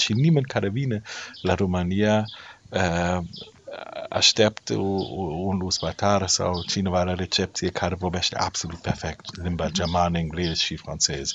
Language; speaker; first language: Romanian; non-native, learner; German